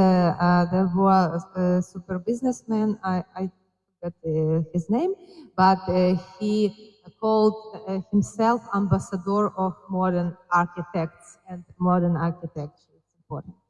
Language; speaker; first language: English; non-native, fluent; Ukrainian